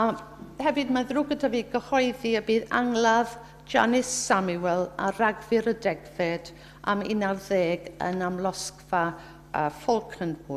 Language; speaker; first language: Welsh; native; Welsh